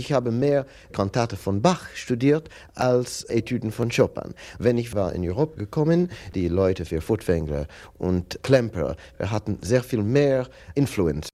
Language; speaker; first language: German; non-native, learner; English